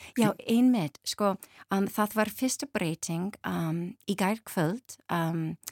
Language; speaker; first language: Icelandic; non-native, learner; English